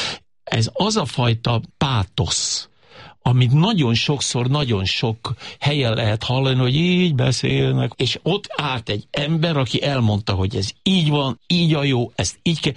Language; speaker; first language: Hungarian; native; Hungarian